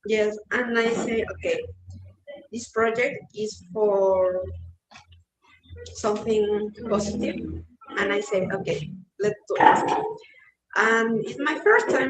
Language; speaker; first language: English; non-native, learner; Spanish